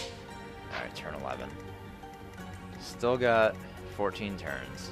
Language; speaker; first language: English; native; English